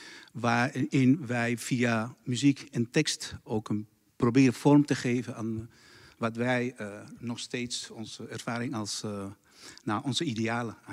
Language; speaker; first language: Dutch; non-native, fluent; Spanish